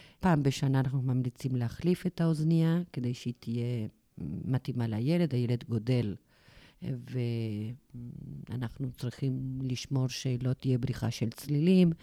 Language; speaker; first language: Hebrew; non-native, fluent; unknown